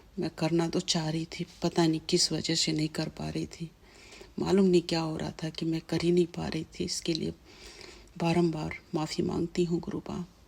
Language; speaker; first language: Hindi; native; Hindi